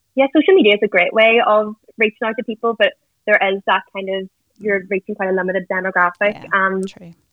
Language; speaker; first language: English; native; English